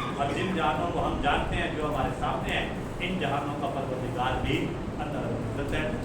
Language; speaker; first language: Urdu; non-native, local second language; Punjabi